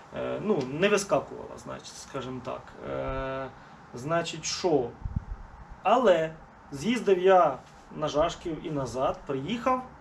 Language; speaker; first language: Ukrainian; non-native, local second language; Russian